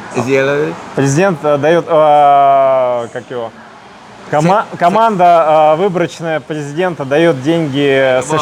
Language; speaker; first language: Russian; native; Russian